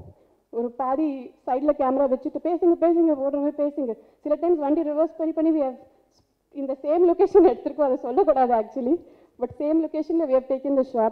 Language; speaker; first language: Tamil; non-native, local second language; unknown